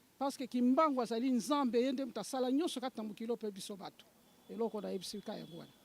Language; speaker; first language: Lingala; non-native, local second language; Kongo